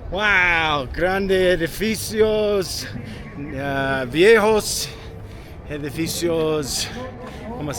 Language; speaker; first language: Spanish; non-native, learner; English